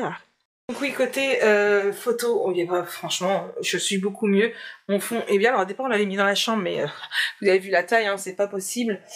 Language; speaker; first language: French; native; French